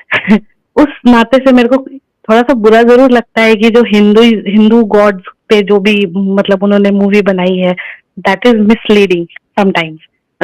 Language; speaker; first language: Hindi; native; Hindi